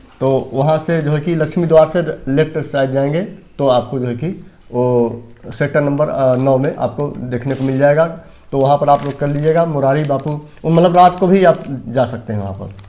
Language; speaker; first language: Hindi; native; Hindi